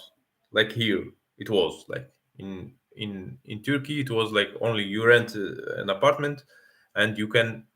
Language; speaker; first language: English; non-native, fluent; Arabic